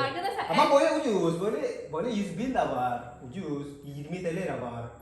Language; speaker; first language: Turkish; non-native, learner; Indonesian